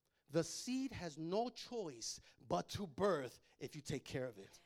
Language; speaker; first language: English; native; English